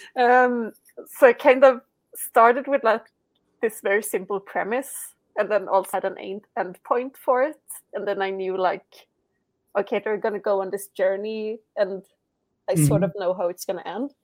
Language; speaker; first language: English; non-native, fluent; Swedish